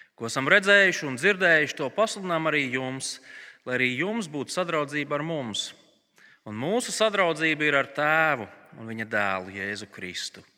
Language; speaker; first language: Latvian; native; Latvian